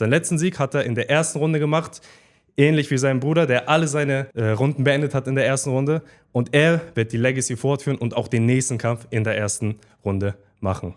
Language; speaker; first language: German; native; German